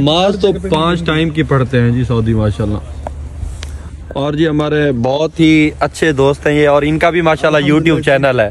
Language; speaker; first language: Hindi; non-native, local second language; Saraiki